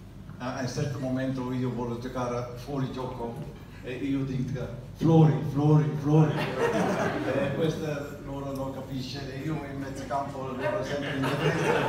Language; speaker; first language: Italian; non-native, learner; Dutch